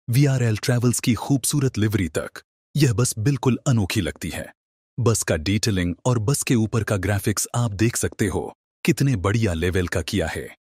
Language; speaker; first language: Hindi; non-native, local second language; Marathi